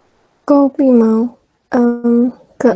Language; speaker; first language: Chinese; non-native, learner; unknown